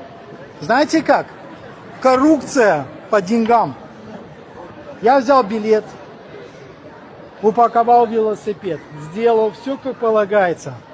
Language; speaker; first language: Russian; non-native, fluent; Romanian